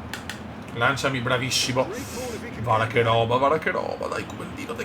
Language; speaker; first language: Italian; native; Italian